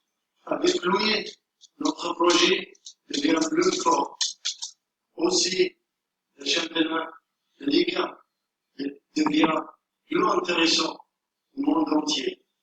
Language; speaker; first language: French; non-native, learner; Arabic